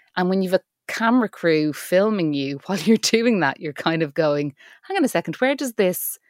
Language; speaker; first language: English; native; English